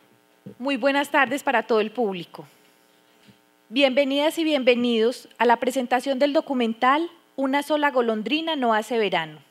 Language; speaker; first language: Spanish; native; Spanish